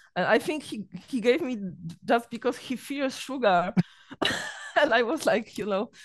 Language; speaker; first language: English; non-native, learner; Polish